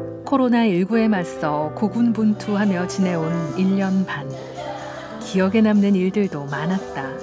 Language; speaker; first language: Korean; native; Korean